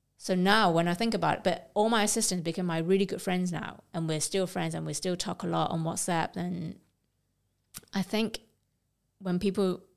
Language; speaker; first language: English; non-native, local second language; Cantonese